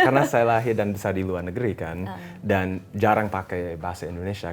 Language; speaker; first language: Indonesian; early bilingual, heritage; English